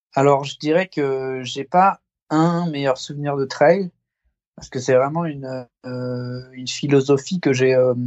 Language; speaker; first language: French; native; French